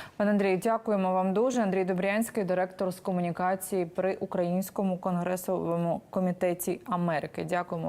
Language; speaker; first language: Ukrainian; native; Ukrainian